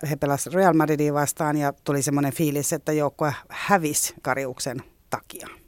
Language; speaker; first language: Finnish; native; Finnish